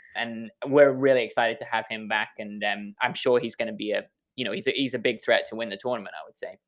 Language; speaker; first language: English; native; English